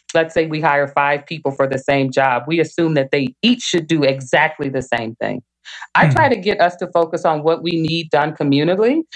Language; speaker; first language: English; native; English